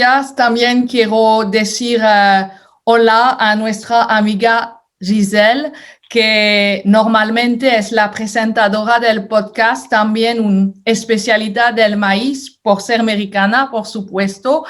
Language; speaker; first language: Spanish; non-native, fluent; French